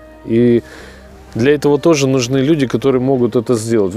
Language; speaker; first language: Russian; native; Russian